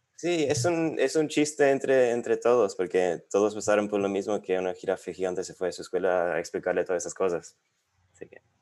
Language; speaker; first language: Spanish; non-native, fluent; English